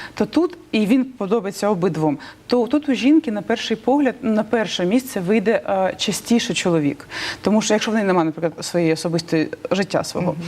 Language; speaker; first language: Ukrainian; non-native, local second language; Russian